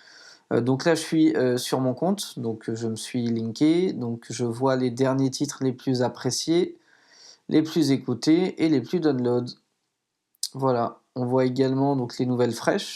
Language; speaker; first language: French; native; French